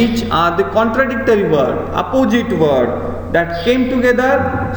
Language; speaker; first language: English; non-native, local second language; Marathi